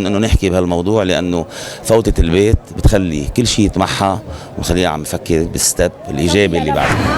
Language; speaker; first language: Arabic; native; Arabic